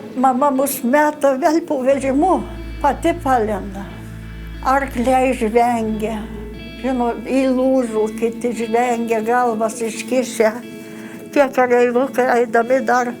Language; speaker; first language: Lithuanian; early bilingual, other home language; German